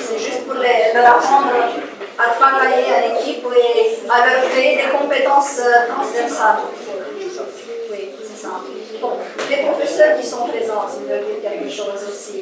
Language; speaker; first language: French; non-native, fluent; Romanian